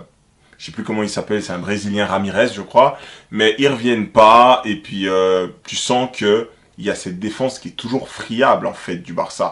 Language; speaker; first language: French; native; French